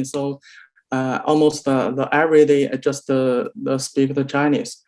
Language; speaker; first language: English; non-native, learner; Chinese